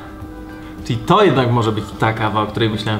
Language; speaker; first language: Polish; native; Polish